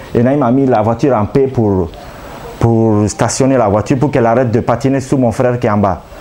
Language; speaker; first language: French; non-native, local second language; Arabic